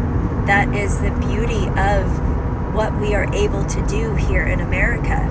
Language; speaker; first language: English; native; English